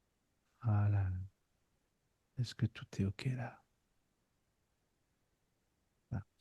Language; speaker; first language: French; native; French